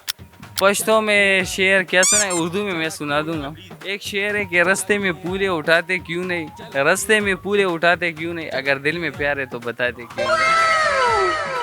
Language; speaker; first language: Hindi; non-native, local second language; Pashto